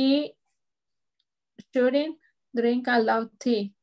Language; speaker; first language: English; non-native, learner; Spanish